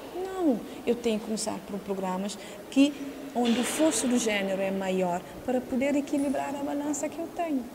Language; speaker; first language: Portuguese; non-native, local second language; Kabuverdianu